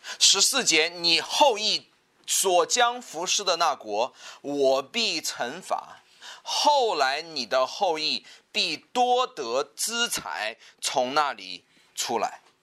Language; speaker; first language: Chinese; native; Chinese